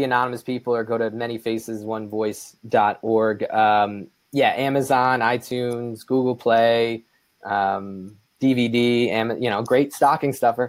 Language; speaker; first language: English; native; English